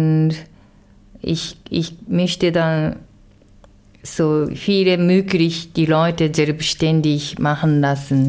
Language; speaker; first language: German; non-native, learner; Japanese